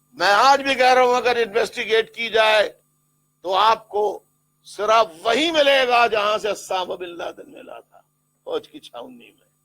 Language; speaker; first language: Urdu; native; Urdu